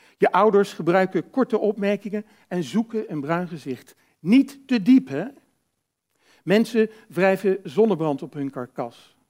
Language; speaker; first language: Dutch; native; Dutch